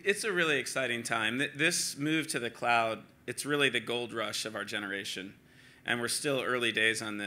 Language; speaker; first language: English; native; English